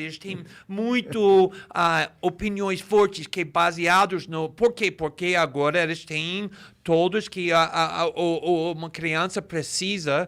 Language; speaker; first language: Portuguese; non-native, fluent; English